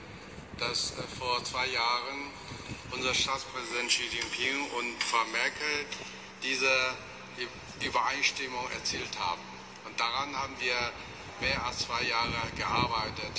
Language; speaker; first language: German; non-native, fluent; Chinese